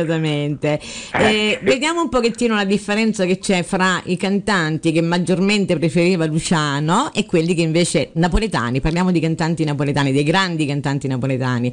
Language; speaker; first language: Italian; native; Italian